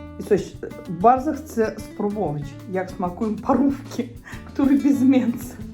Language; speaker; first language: Polish; non-native, learner; Russian